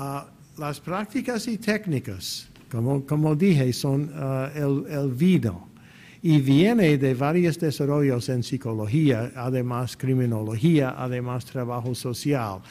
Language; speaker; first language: Spanish; non-native, fluent; English